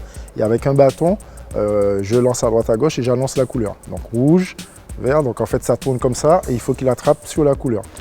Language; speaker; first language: French; native; French